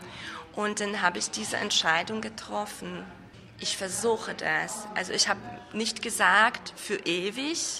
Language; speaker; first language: German; non-native, fluent; Hungarian